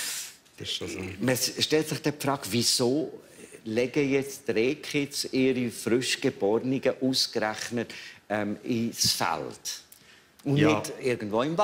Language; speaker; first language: German; native; German